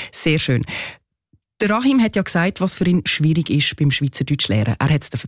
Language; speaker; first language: German; native; German